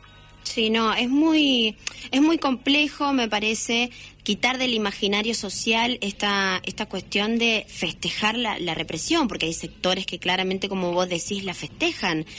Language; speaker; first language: Spanish; native; Spanish